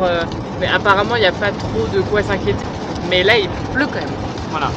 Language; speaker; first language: French; native; French